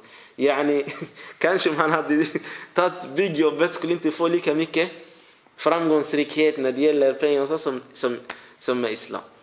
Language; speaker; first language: Swedish; non-native, fluent; Arabic